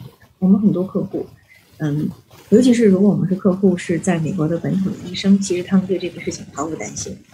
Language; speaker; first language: Chinese; native; Chinese